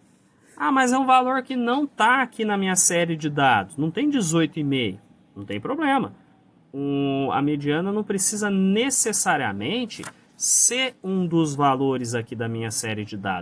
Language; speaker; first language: Portuguese; native; Portuguese